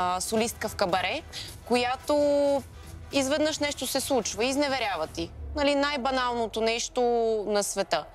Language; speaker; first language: Bulgarian; early bilingual, other home language; Ukrainian